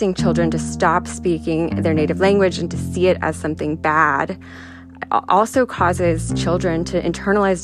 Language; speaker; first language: English; early bilingual, other home language; Spanish